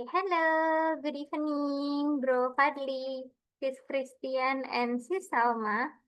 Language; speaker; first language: English; non-native, learner; Indonesian